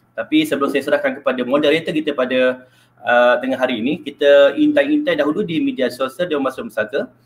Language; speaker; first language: Malay; native; Malay